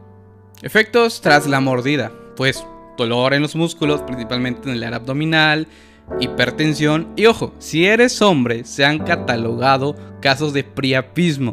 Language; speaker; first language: Spanish; native; Spanish